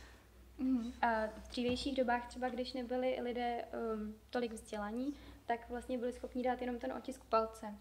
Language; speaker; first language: Czech; native; Czech